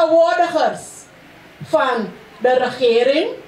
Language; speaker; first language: Dutch; non-native, local second language; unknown